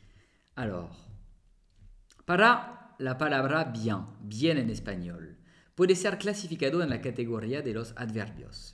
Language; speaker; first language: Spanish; non-native, fluent; French